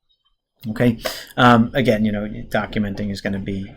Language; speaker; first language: English; native; English